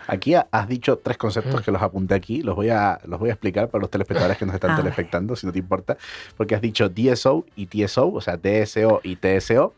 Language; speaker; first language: Spanish; native; Spanish